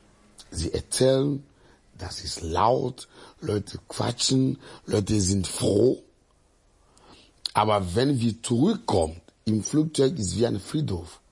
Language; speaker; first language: German; non-native, fluent; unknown